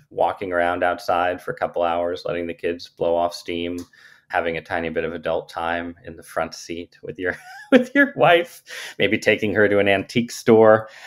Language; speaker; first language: English; native; English